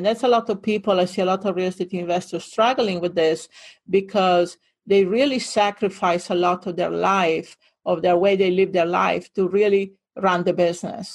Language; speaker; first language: English; non-native, fluent; Italian